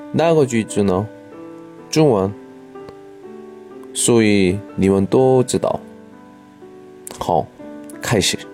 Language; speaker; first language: Chinese; non-native, learner; Korean